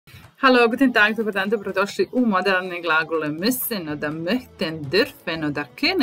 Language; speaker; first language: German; non-native, fluent; Serbian